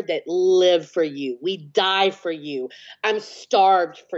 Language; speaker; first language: English; native; English